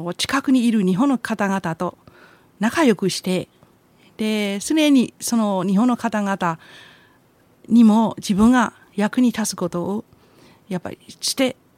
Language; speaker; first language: Japanese; non-native, fluent; Burmese